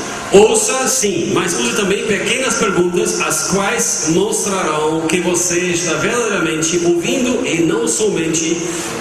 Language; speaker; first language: Portuguese; non-native, fluent; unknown